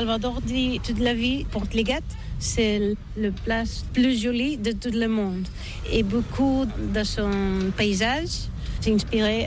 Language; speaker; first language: French; non-native, learner; Catalan